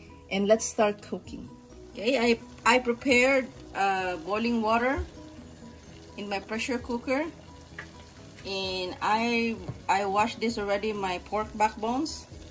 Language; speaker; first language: English; non-native, local second language; Filipino